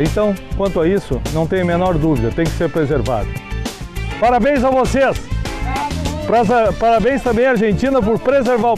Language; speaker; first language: Portuguese; native; Portuguese